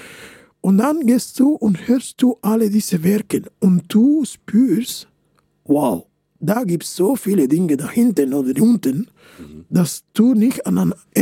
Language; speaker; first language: German; non-native, fluent; Spanish